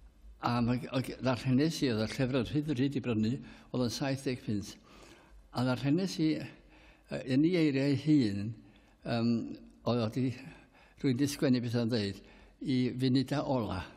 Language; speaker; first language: Welsh; native; Welsh